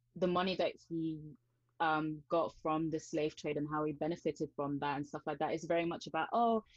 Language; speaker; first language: English; native; English